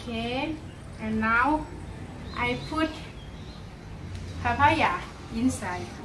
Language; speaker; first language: English; non-native, learner; Lao